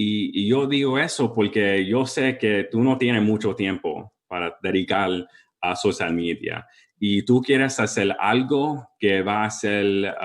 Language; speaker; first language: Spanish; early bilingual, heritage; English